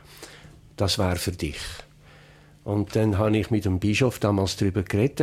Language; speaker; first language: German; native; German